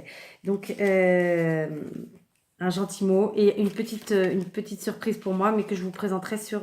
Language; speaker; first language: French; native; French